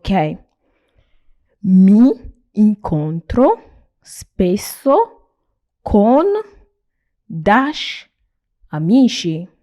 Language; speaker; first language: Italian; non-native, fluent; Nigerian Pidgin